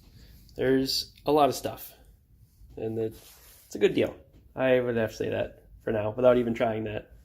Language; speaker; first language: English; native; English